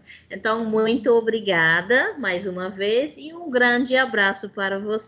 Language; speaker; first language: Portuguese; non-native, fluent; English